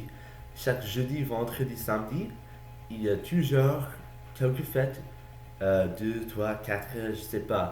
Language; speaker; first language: French; non-native, learner; English